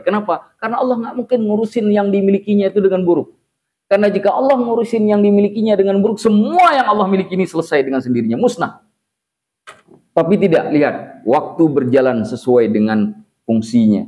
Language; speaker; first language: Indonesian; native; Indonesian